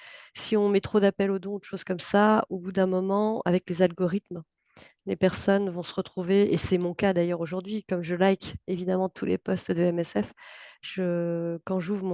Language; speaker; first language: French; native; French